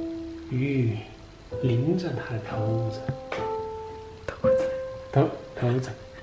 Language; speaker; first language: Chinese; non-native, fluent; Danish